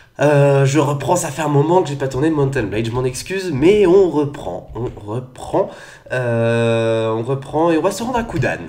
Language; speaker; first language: French; native; French